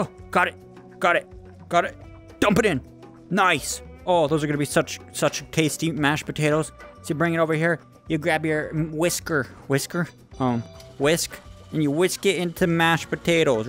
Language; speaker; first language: English; native; English